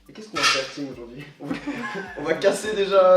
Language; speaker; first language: French; native; French